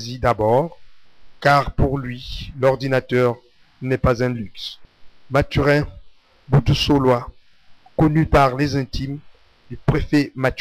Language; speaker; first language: French; non-native, local second language; Kongo